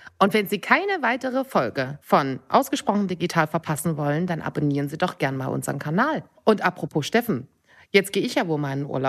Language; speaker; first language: German; native; German